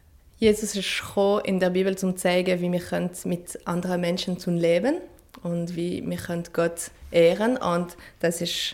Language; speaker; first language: German; non-native, fluent; French